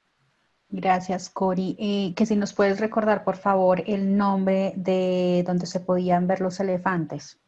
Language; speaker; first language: Spanish; native; Spanish